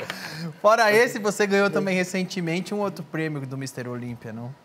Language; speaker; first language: Portuguese; native; Portuguese